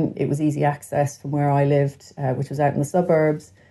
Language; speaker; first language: English; native; English